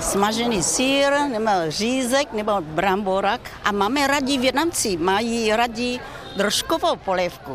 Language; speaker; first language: Czech; non-native, fluent; Vietnamese